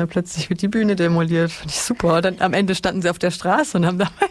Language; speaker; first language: German; native; German